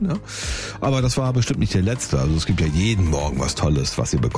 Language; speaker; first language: German; native; German